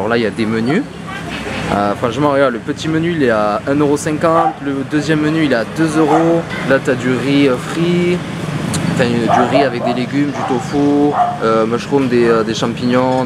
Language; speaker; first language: French; native; French